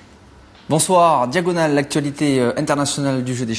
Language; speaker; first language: French; native; French